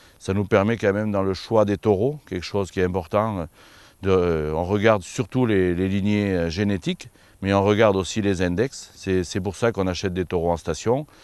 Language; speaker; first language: French; native; French